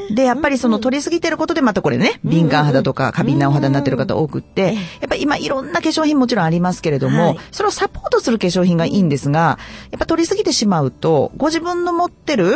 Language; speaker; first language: Japanese; native; Japanese